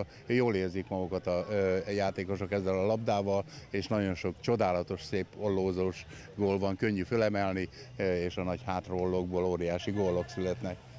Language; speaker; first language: Hungarian; native; Hungarian